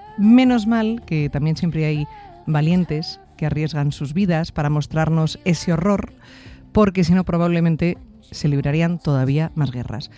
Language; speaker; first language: Spanish; native; Spanish